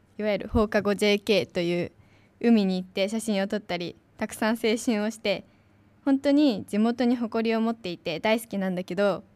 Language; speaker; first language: Japanese; native; Japanese